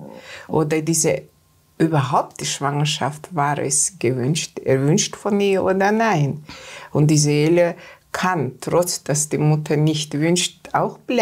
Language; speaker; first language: German; non-native, learner; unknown